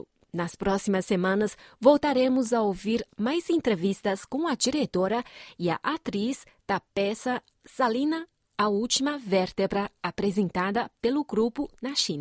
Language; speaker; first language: Portuguese; non-native, fluent; Chinese